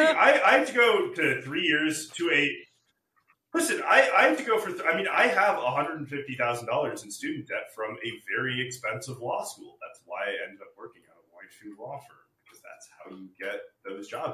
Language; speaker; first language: English; native; English